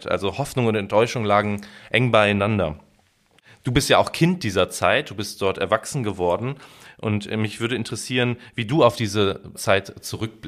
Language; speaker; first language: German; native; German